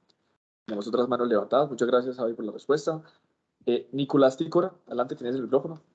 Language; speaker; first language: Spanish; native; Spanish